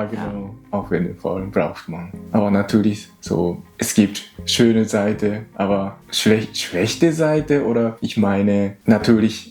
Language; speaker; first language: German; non-native, learner; Japanese